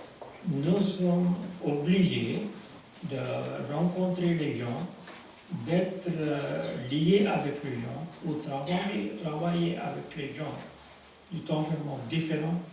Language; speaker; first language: French; non-native, fluent; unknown